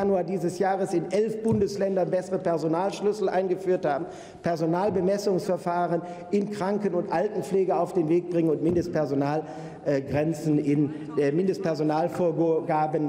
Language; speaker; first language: German; native; German